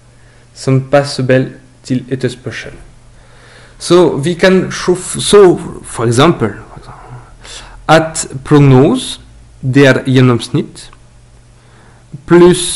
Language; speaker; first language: Norwegian; non-native, learner; French